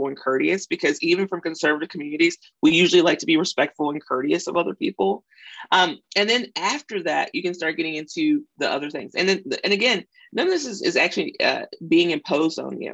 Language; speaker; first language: English; native; English